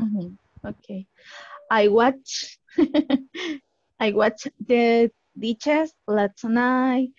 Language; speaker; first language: English; non-native, learner; Spanish